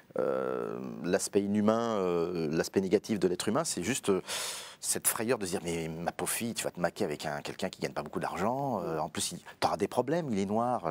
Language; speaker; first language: French; native; French